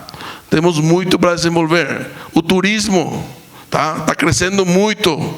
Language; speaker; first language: Portuguese; non-native, fluent; Spanish